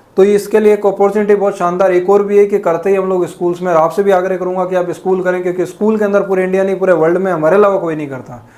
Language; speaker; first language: Hindi; native; Hindi